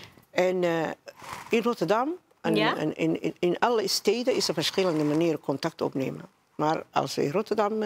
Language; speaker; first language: Dutch; non-native, learner; Somali